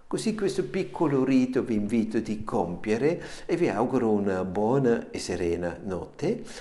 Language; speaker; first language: Italian; non-native, fluent; German